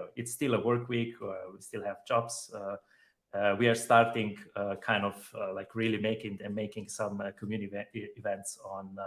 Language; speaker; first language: English; non-native, fluent; Slovenian